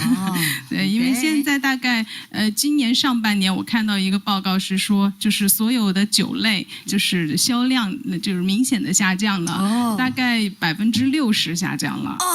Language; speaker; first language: Chinese; native; Chinese